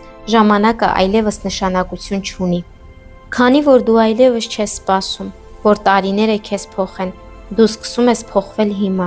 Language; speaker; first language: Armenian; native; Armenian